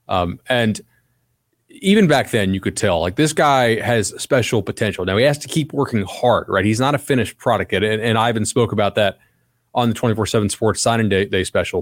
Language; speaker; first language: English; native; English